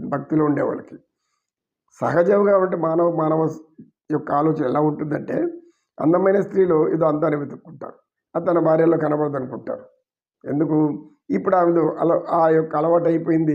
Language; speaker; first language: Telugu; native; Telugu